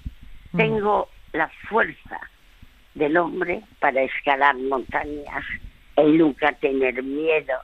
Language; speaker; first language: Spanish; early bilingual, other home language; French